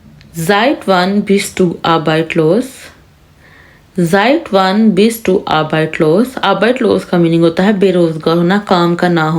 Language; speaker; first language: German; non-native, fluent; Urdu